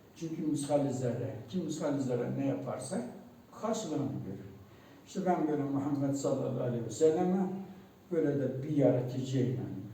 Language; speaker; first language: Turkish; non-native, local second language; Kurdish